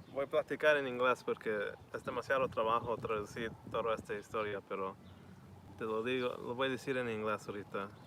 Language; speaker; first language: Spanish; non-native, learner; English